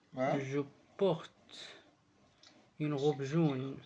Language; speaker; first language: French; non-native, learner; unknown